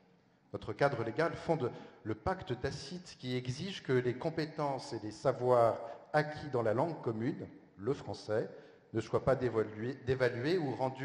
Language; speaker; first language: French; native; French